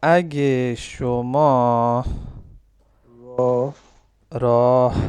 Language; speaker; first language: Persian; non-native, fluent; Urdu